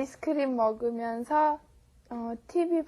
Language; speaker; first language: Korean; non-native, learner; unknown